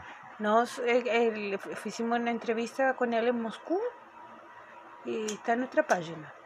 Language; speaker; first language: Portuguese; non-native, fluent; Spanish